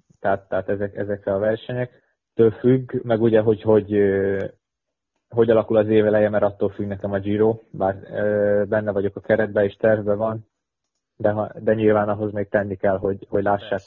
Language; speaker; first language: Hungarian; native; Hungarian